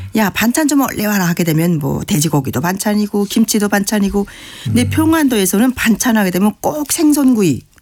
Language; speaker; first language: Korean; native; Korean